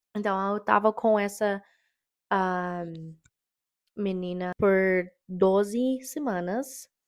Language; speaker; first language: Portuguese; non-native, fluent; English